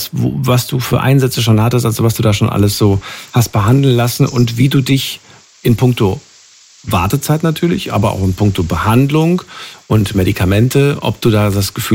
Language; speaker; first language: German; native; German